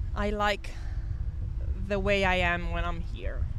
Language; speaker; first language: English; non-native, fluent; Italian